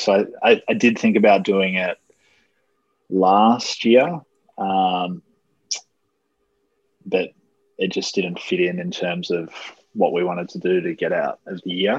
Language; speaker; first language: English; native; English